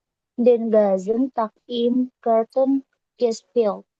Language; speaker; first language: German; non-native, learner; Indonesian